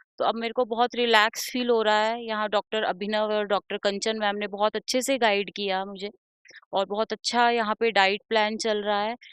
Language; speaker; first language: Hindi; native; Hindi